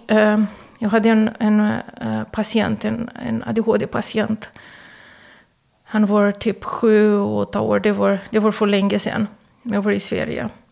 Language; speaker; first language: Swedish; non-native, fluent; Romanian